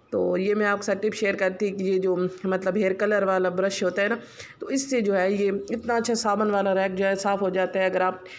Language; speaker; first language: Urdu; non-native, local second language; Punjabi